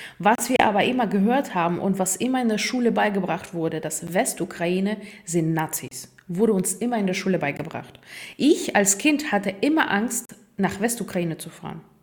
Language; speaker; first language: German; non-native, fluent; Russian